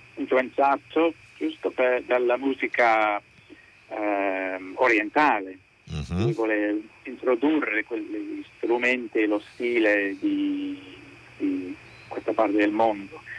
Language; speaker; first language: Italian; non-native, fluent; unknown